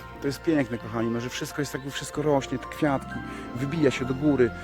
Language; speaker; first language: Polish; native; Polish